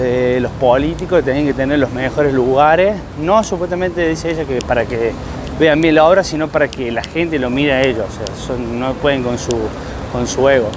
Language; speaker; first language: Spanish; native; Spanish